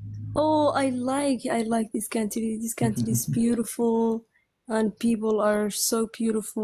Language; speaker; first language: English; non-native, learner; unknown